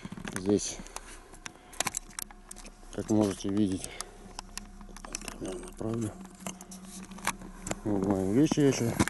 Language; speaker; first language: Russian; native; Russian